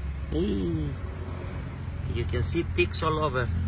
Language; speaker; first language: English; non-native, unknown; Greek